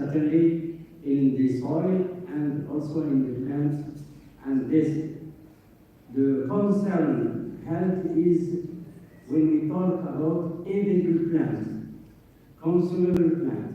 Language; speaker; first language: English; non-native, fluent; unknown